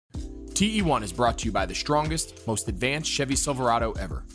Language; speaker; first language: English; native; English